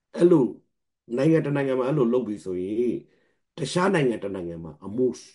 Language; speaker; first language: Burmese; non-native, local second language; Rohingya